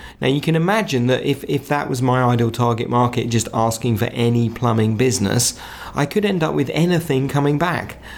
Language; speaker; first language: English; native; English